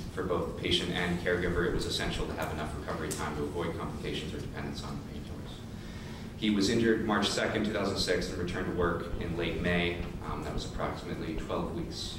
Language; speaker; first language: English; native; English